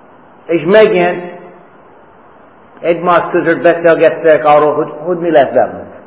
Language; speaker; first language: Hungarian; non-native, fluent; English